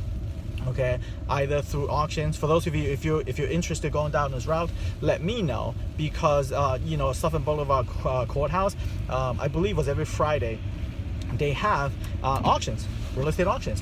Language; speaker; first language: English; non-native, fluent; Chinese